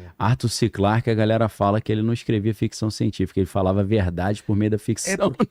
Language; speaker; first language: Portuguese; native; Portuguese